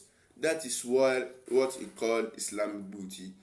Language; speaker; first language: English; non-native, local second language; Yoruba